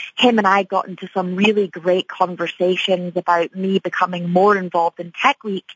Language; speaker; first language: English; native; English